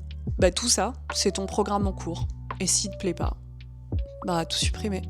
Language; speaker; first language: French; native; French